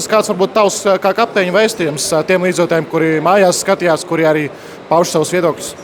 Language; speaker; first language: Latvian; native; Latvian